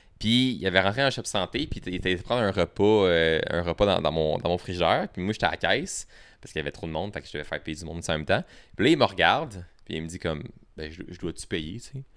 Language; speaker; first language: French; native; French